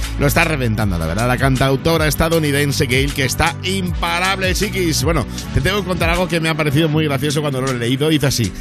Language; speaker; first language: Spanish; native; Spanish